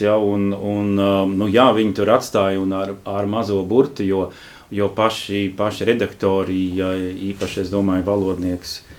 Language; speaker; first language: Latvian; non-native, local second language; Russian